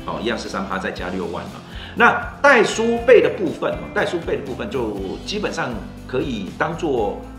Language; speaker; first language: Chinese; native; Chinese